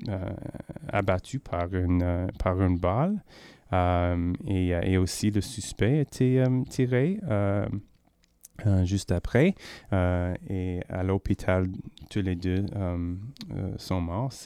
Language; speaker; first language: French; non-native, learner; English